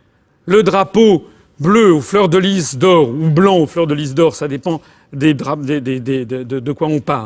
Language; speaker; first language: French; native; French